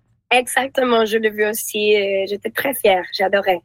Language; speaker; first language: French; non-native, learner; Spanish